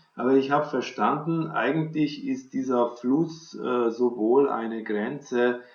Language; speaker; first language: German; non-native, fluent; Hungarian